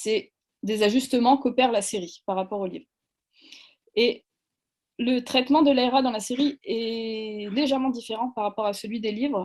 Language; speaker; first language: French; native; French